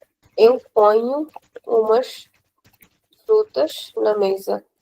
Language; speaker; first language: Portuguese; non-native, fluent; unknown